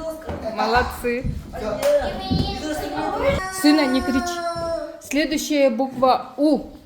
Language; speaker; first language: Russian; native; Russian